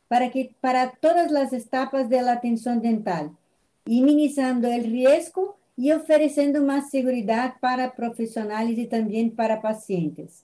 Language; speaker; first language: Spanish; non-native, fluent; Portuguese